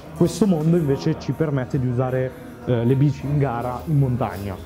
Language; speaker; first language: Italian; native; Italian